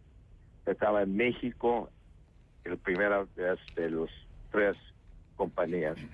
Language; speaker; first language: Spanish; early bilingual, heritage; Spanish